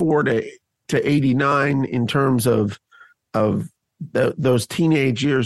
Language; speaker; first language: English; native; English